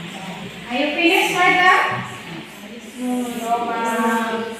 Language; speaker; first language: English; non-native, learner; Indonesian